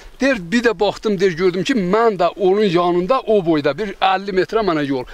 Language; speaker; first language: Azerbaijani; non-native, local second language; Talysh